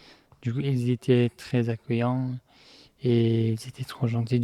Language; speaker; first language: French; non-native, fluent; Persian